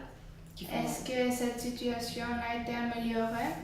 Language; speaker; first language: French; non-native, learner; Greek